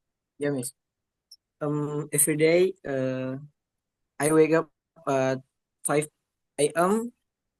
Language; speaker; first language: English; non-native, learner; Indonesian